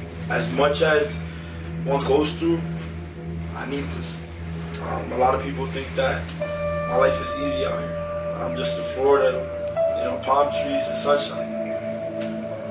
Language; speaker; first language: English; non-native, fluent; Spanish